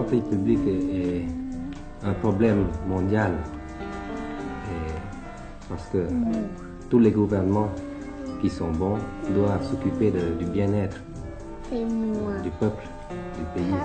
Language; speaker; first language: French; early bilingual, other home language; Thai